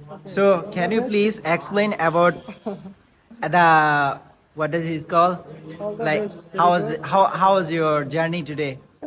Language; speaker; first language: English; non-native, local second language; Bangla